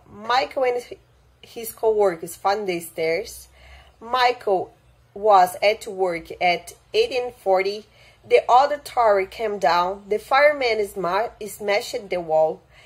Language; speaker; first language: English; non-native, fluent; Portuguese